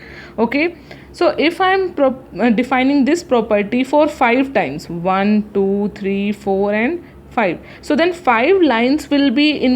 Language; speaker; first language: English; non-native, local second language; Hindi